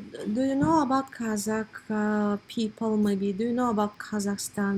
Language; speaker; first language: English; non-native, learner; Russian